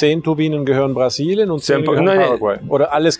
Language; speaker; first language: German; native; German